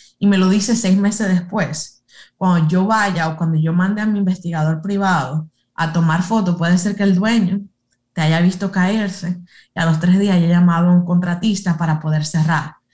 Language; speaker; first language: Spanish; early bilingual, heritage; Spanish